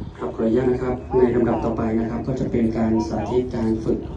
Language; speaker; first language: Thai; native; Thai